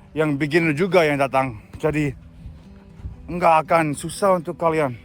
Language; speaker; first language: Indonesian; non-native, learner; English